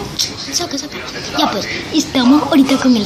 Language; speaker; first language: Spanish; native; Spanish